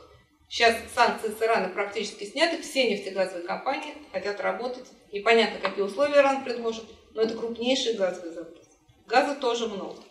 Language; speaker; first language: Russian; native; Russian